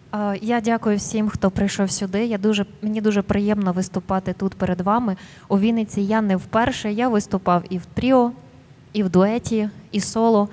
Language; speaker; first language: Ukrainian; native; Ukrainian